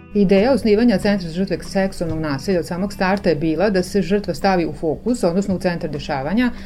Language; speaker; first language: Serbian; native; Serbian